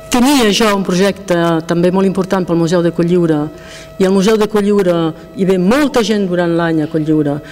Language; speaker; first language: Catalan; non-native, local second language; French